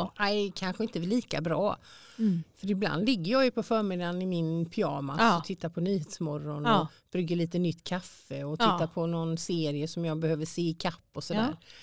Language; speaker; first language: Swedish; native; Swedish